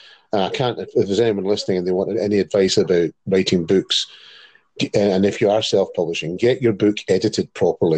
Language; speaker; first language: English; native; English